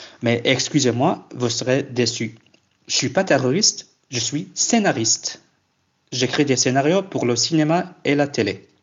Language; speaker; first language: French; non-native, fluent; Kurdish